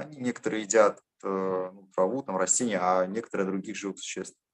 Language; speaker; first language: Russian; native; Russian